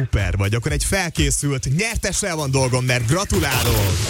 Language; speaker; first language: Hungarian; native; Hungarian